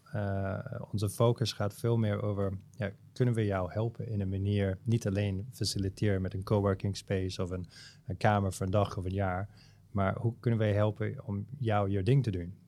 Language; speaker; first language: Dutch; non-native, fluent; English